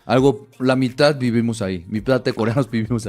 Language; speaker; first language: Spanish; non-native, fluent; Korean